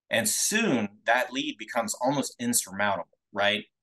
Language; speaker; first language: English; native; English